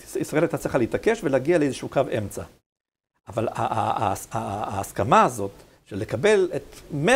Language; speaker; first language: Hebrew; native; Hebrew